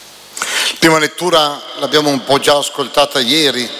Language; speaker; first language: Italian; native; Italian